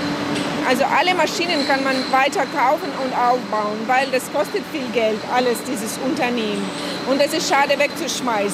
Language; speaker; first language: German; non-native, fluent; Ukrainian